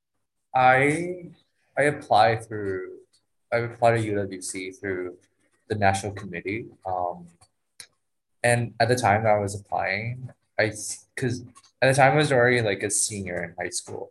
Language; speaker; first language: English; non-native, fluent; Vietnamese